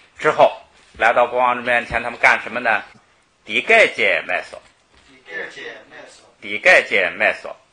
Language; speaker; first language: Chinese; native; Chinese